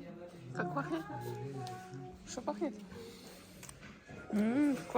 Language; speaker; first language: Russian; native; Russian